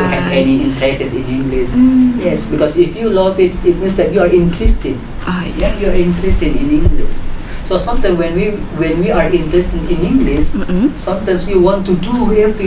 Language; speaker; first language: English; non-native, learner; Indonesian